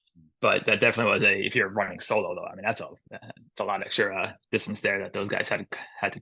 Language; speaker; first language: English; native; English